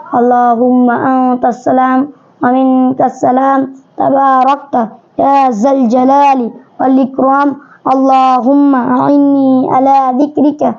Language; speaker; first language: Arabic; non-native, learner; Bangla